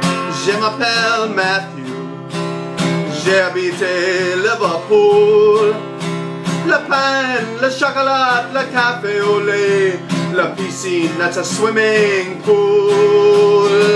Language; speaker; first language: French; non-native, learner; English